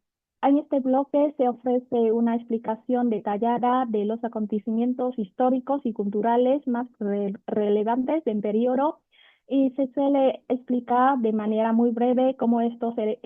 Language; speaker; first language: Spanish; non-native, fluent; Vietnamese